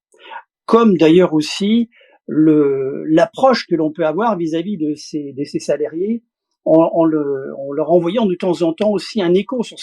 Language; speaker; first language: French; native; French